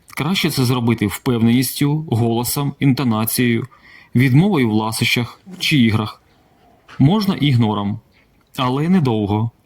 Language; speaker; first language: Ukrainian; non-native, local second language; Russian